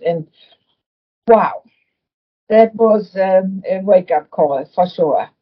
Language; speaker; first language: English; non-native, fluent; German